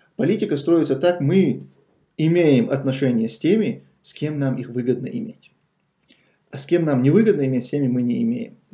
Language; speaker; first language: Russian; non-native, local second language; Chechen